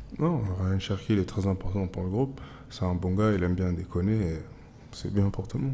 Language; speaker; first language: French; native; French